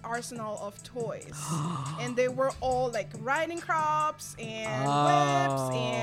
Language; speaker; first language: English; non-native, fluent; Spanish